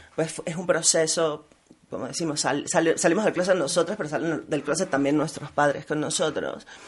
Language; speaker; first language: Spanish; native; Spanish